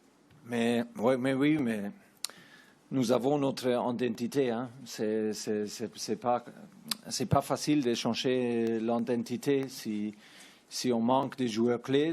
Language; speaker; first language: French; non-native, learner; German